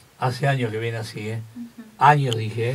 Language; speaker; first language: Spanish; native; Spanish